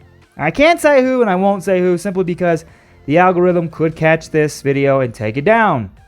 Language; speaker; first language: English; native; English